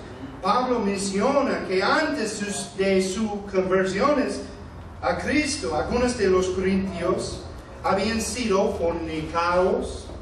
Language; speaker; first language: Spanish; non-native, fluent; English